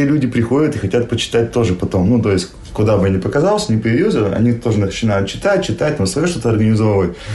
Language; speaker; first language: Russian; native; Russian